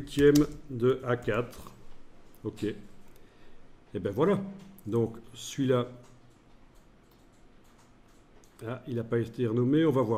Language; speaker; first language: French; native; French